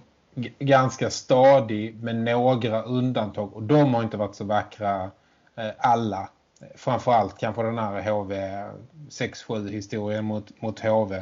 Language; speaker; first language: Swedish; native; Swedish